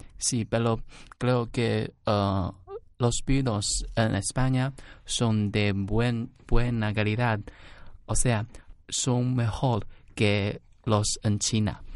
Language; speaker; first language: Spanish; non-native, learner; Chinese